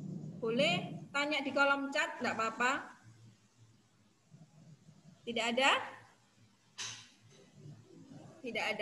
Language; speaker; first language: Indonesian; native; Indonesian